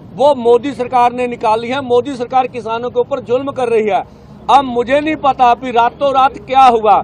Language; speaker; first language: Hindi; non-native, local second language; Punjabi